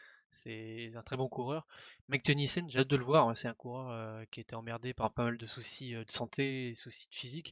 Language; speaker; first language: French; native; French